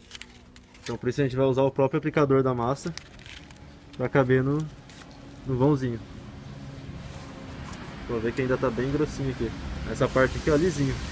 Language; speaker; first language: Portuguese; native; Portuguese